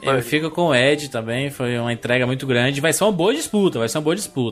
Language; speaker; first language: Portuguese; native; Portuguese